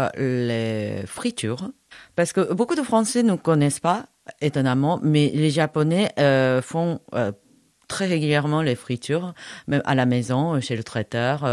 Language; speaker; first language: French; non-native, fluent; Japanese